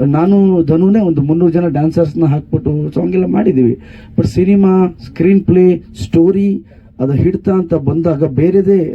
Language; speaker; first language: Kannada; native; Kannada